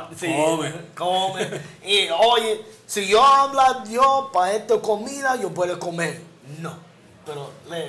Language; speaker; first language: Spanish; non-native, learner; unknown